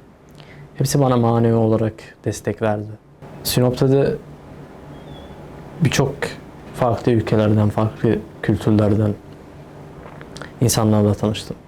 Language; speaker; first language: Turkish; early bilingual, other home language; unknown